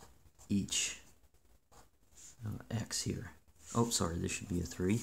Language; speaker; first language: English; native; English